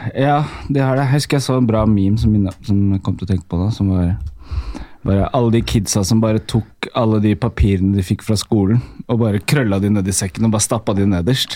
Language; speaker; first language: Norwegian; early bilingual, other home language; Amharic